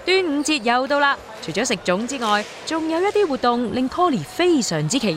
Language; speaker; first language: Chinese; native; Chinese